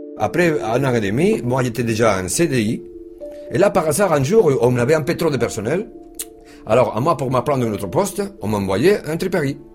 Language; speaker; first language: French; non-native, fluent; Spanish